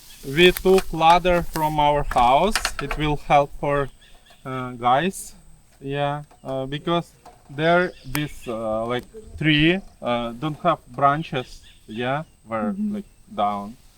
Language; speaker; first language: English; non-native, learner; Russian